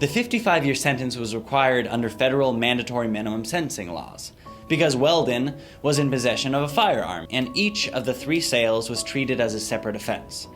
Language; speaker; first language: English; native; English